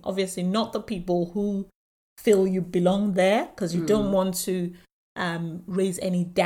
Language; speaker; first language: English; non-native, local second language; Yoruba